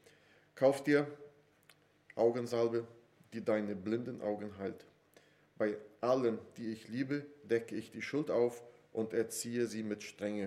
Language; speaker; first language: German; non-native, fluent; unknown